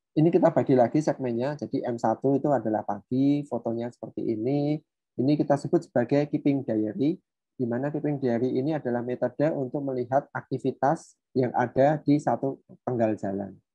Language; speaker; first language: Indonesian; native; Indonesian